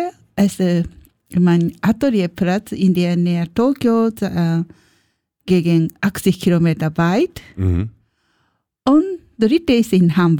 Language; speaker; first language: German; non-native, learner; Japanese